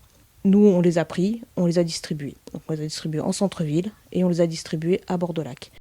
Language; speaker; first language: French; native; French